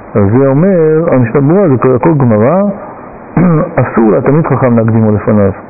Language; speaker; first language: Hebrew; native; Hebrew